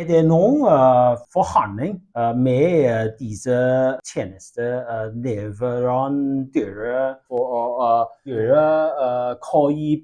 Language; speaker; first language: Norwegian; non-native, learner; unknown